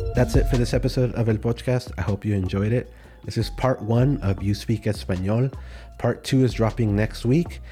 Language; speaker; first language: English; early bilingual, other home language; Spanish